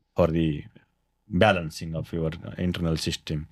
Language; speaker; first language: English; non-native, local second language; Kannada